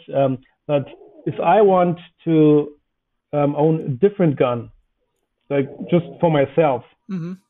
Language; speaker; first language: English; non-native, fluent; German